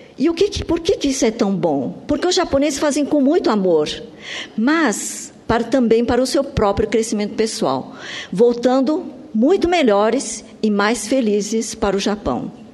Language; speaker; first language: Portuguese; early bilingual, other home language; Japanese